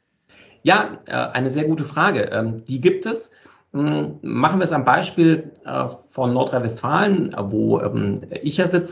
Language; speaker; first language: German; native; German